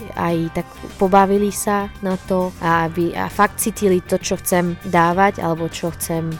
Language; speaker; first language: Slovak; non-native, fluent; Arabic